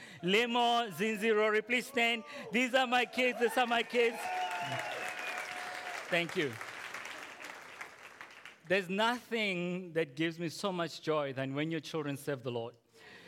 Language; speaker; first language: English; non-native, local second language; Tswana